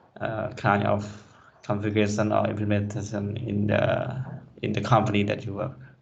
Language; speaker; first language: English; non-native, fluent; Khmer